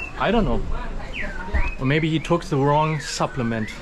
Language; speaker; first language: English; non-native, fluent; German